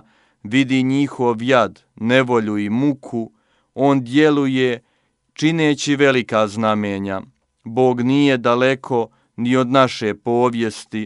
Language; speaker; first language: Croatian; native; Croatian